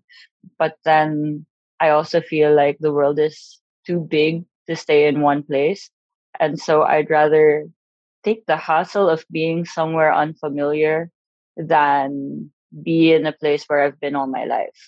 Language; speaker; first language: English; non-native, local second language; Filipino